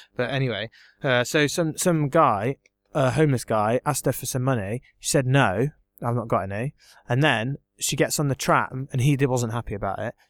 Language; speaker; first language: English; native; English